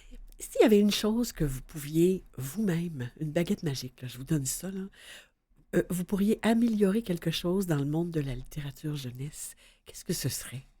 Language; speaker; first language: French; native; French